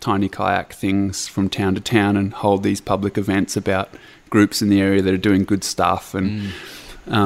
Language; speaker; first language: English; native; English